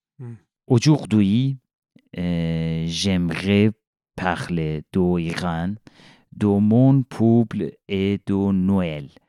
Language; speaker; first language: French; non-native, learner; Persian